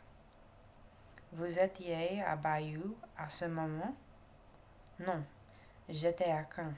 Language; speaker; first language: French; non-native, learner; English